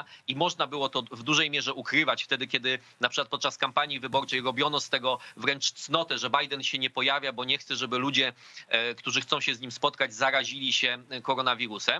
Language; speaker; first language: Polish; native; Polish